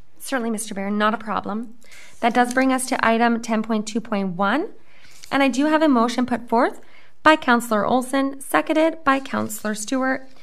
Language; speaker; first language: English; native; English